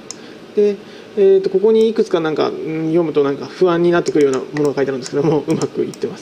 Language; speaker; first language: Japanese; native; Japanese